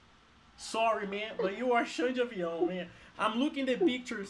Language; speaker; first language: English; non-native, fluent; Portuguese